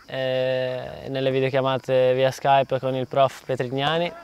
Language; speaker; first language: Italian; native; Italian